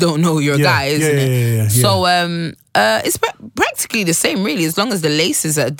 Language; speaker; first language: English; native; English